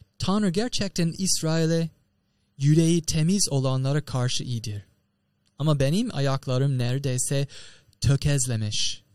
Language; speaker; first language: Turkish; non-native, fluent; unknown